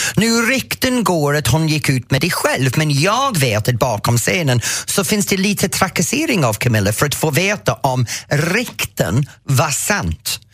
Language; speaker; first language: Swedish; non-native, fluent; English